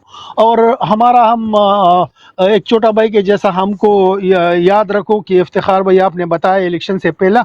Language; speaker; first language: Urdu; non-native, local second language; Pashto